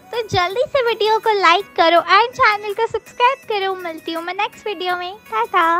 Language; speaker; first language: Hindi; native; Hindi